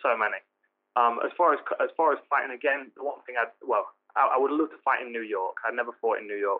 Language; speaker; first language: English; native; English